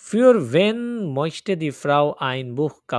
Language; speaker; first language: German; non-native, fluent; Bangla